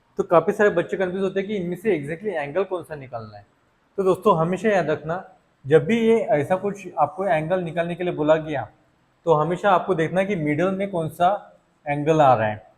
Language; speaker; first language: Hindi; non-native, local second language; Marathi